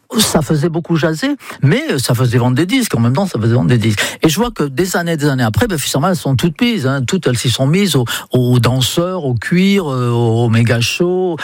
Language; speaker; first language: French; non-native, fluent; English